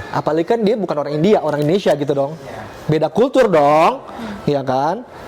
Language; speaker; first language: Indonesian; native; Indonesian